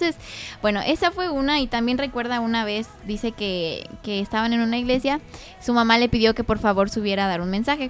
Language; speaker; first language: Spanish; native; Spanish